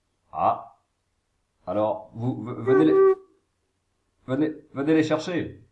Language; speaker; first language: French; native; French